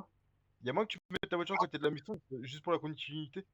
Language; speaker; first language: French; native; French